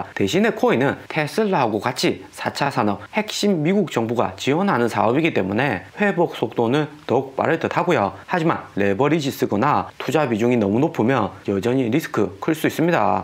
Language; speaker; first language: Korean; native; Korean